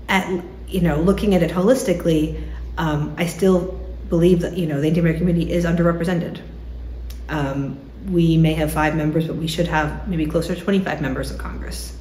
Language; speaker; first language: English; native; English